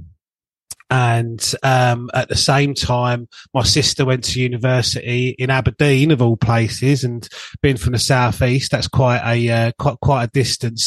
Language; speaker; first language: English; native; English